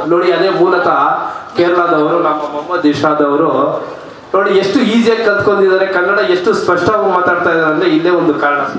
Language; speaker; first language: Kannada; non-native, local second language; Urdu